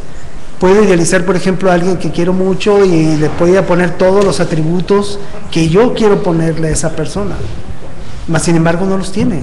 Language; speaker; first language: Spanish; native; Spanish